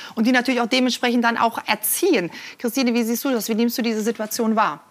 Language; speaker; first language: German; non-native, fluent; Norwegian